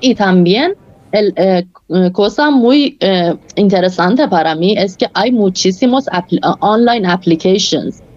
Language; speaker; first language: Spanish; non-native, fluent; Persian